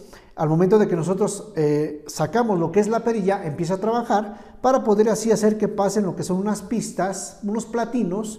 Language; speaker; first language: Spanish; native; Spanish